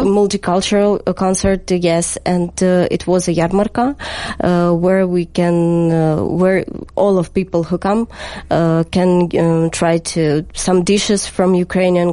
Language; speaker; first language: English; non-native, learner; Ukrainian